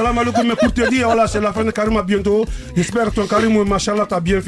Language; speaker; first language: French; early bilingual, other home language; Soninke